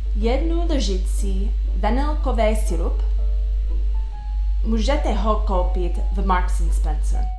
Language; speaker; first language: Czech; non-native, learner; English